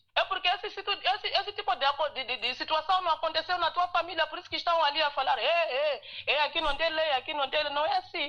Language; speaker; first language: Portuguese; non-native, local second language; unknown